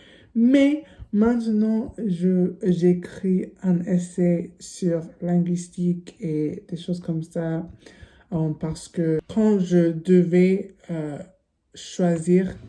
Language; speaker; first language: French; non-native, learner; English